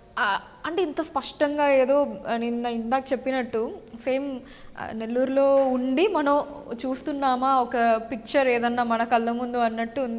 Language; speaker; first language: Telugu; native; Telugu